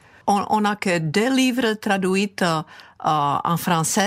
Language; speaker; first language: French; non-native, fluent; Czech